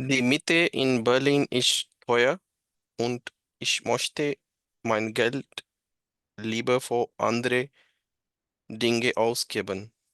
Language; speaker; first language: German; non-native, learner; Urdu